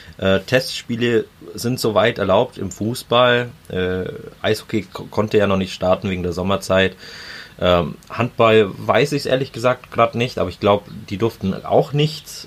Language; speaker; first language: German; native; German